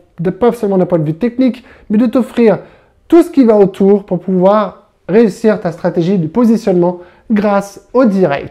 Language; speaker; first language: French; native; French